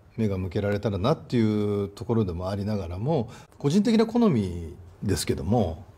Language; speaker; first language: Japanese; native; Japanese